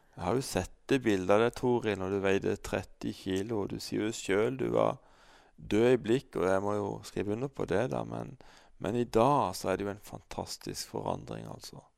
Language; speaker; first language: Norwegian; native; Norwegian